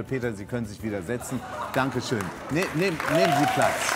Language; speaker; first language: German; native; German